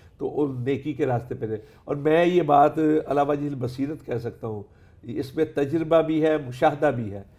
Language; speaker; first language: Urdu; non-native, local second language; Punjabi